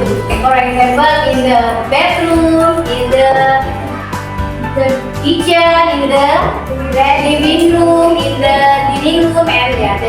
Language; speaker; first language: English; non-native, learner; Indonesian